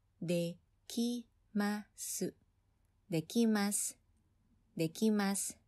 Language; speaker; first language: Japanese; non-native, fluent; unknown